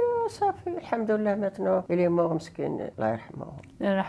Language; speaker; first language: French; non-native, learner; Arabic